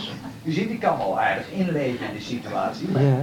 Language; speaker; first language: Dutch; native; Dutch